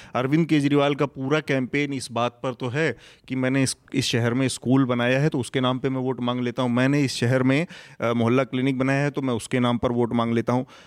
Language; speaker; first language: Hindi; native; Hindi